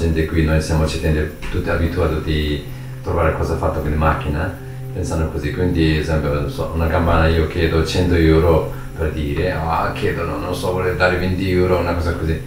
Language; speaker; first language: Italian; non-native, learner; Tibetan